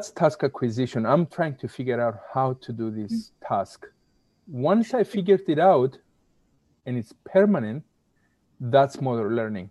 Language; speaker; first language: English; non-native, fluent; Greek